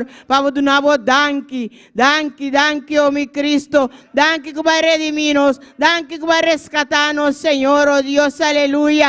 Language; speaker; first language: Spanish; non-native, learner; Papiamento